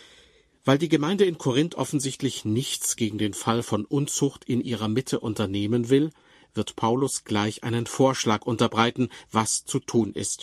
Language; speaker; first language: German; native; German